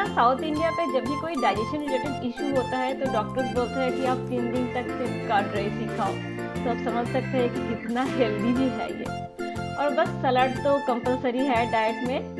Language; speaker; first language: Hindi; non-native, local second language; Bangla